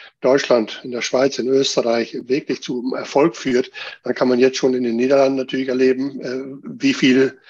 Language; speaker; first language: German; non-native, fluent; Dutch